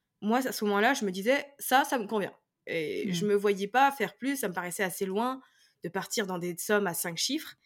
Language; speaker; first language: French; native; French